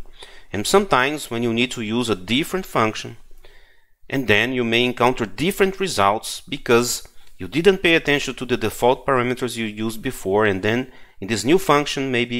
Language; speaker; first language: English; non-native, fluent; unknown